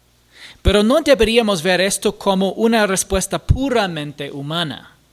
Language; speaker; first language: Spanish; non-native, fluent; English